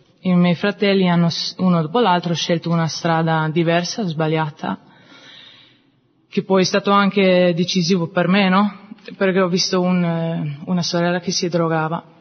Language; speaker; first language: Italian; non-native, fluent; German